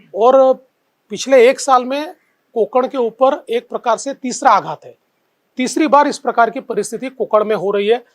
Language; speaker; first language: Hindi; non-native, local second language; Marathi